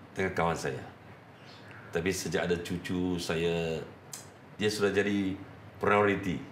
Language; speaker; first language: Malay; non-native, local second language; Chinese